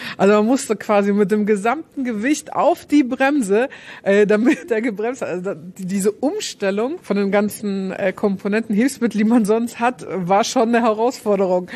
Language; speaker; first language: German; early bilingual, other home language; Russian